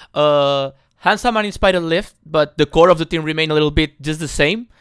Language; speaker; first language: English; non-native, fluent; Spanish